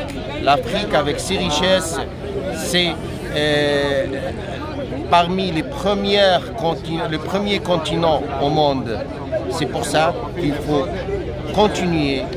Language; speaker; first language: French; non-native, local second language; Arabic